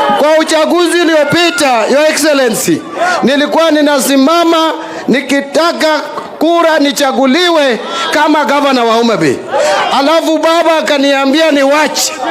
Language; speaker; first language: Swahili; non-native, local second language; Luo (Kenya and Tanzania)